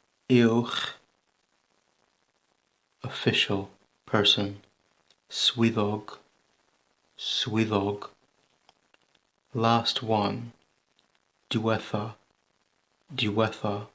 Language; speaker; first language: Welsh; non-native, learner; English